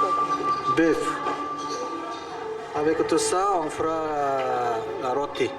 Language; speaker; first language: French; non-native, fluent; Korean